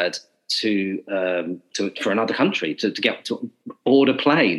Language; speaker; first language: English; native; English